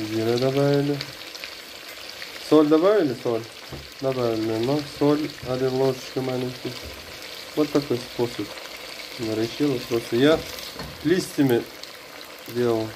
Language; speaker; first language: Russian; non-native, learner; Uzbek